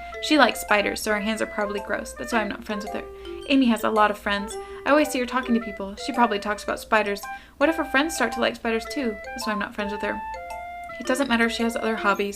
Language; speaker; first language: English; native; English